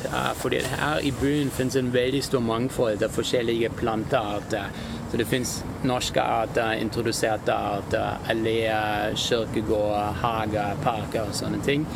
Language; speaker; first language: Norwegian; non-native, fluent; German